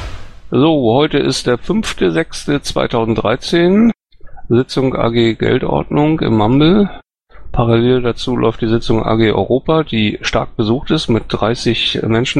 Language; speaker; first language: German; native; German